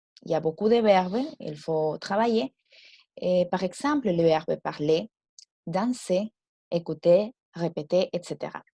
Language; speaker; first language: French; non-native, fluent; Spanish